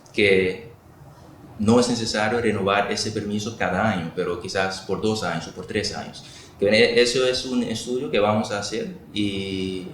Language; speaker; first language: Spanish; non-native, local second language; Papiamento